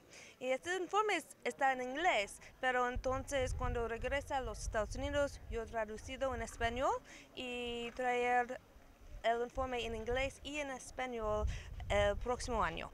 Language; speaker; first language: Spanish; non-native, learner; English